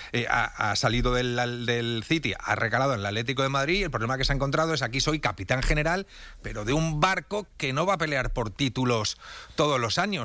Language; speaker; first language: Spanish; native; Spanish